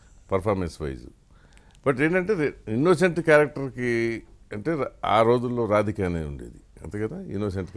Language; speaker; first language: Telugu; native; Telugu